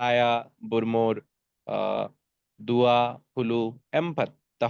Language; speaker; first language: Indonesian; non-native, learner; Bangla